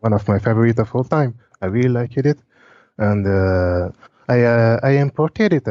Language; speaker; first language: English; non-native, fluent; French